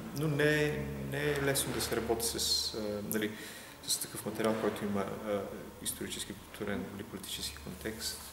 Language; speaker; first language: Bulgarian; non-native, local second language; Turkish